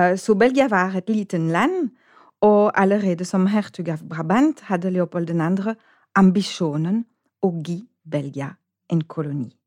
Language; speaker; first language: Norwegian; non-native, fluent; French